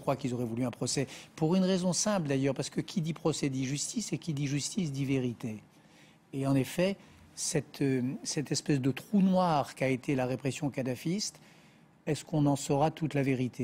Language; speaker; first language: French; native; French